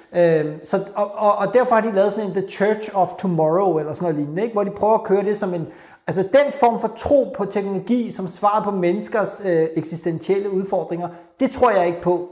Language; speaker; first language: Danish; early bilingual, other home language; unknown